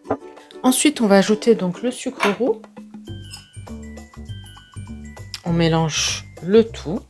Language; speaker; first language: French; native; French